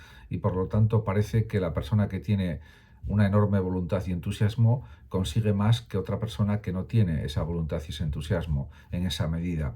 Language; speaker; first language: Spanish; native; Spanish